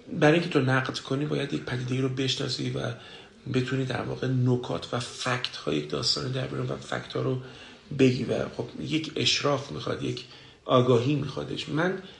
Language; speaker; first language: Persian; native; Persian